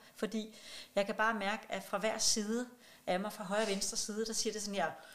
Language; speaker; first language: Danish; non-native, local second language; Kalaallisut